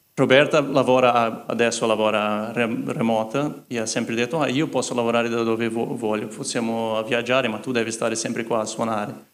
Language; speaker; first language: Italian; non-native, fluent; Portuguese